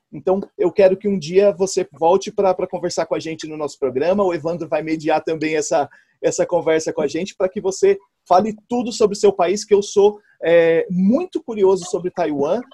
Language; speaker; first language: Portuguese; native; Portuguese